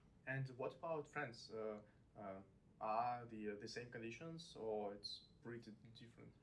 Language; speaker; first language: English; non-native, learner; Russian